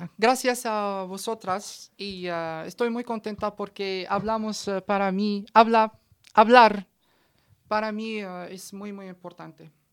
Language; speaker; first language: Spanish; non-native, learner; Arabic